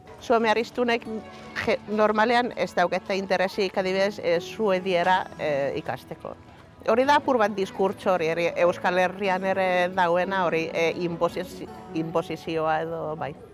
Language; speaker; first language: Basque; non-native, fluent; Finnish